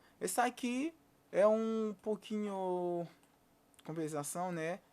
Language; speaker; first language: Portuguese; non-native, fluent; Haitian Creole